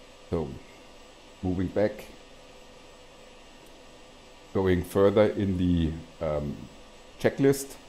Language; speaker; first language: English; non-native, fluent; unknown